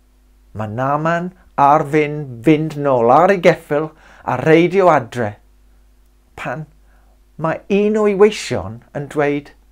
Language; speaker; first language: Welsh; non-native, local second language; English